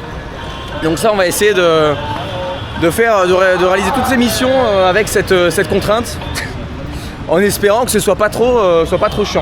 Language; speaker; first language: French; native; French